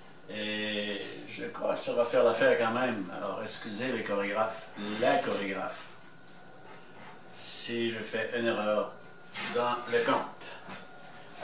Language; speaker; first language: French; native; French